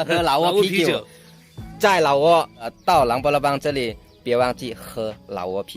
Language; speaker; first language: Chinese; non-native, fluent; Lao